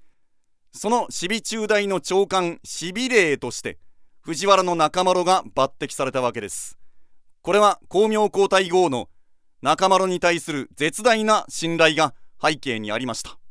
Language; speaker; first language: Japanese; native; Japanese